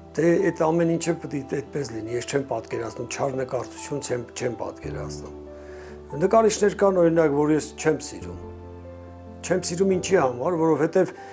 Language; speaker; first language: Armenian; native; Armenian